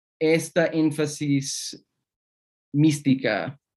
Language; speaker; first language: Spanish; non-native, fluent; English